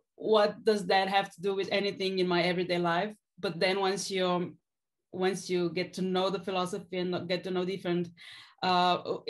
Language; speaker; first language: English; non-native, fluent; Slovenian